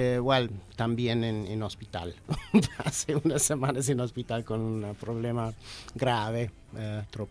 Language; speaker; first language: Spanish; non-native, fluent; English